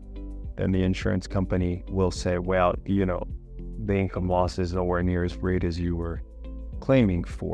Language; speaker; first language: English; native; English